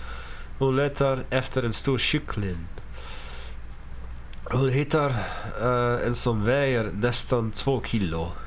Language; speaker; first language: Swedish; non-native, learner; English